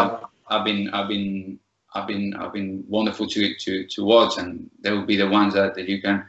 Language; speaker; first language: English; non-native, fluent; Spanish